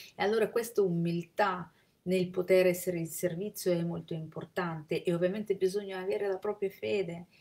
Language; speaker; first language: Italian; non-native, fluent; Russian